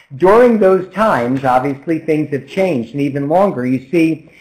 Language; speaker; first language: English; native; English